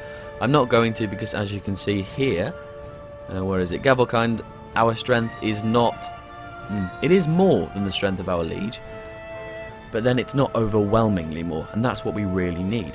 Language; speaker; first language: English; native; English